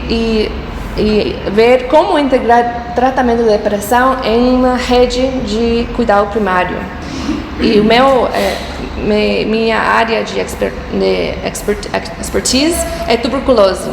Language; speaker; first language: Portuguese; non-native, fluent; English